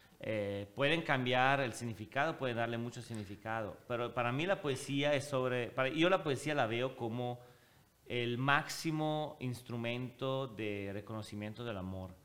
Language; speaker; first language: Spanish; non-native, fluent; Italian